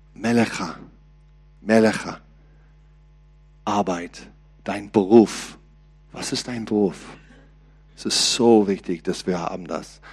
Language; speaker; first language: German; non-native, learner; English